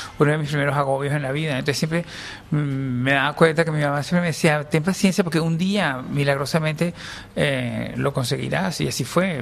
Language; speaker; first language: Spanish; native; Spanish